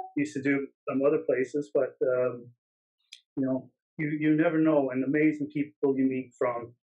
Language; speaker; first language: English; native; English